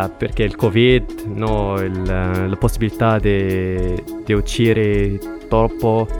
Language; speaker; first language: Italian; non-native, learner; Arabic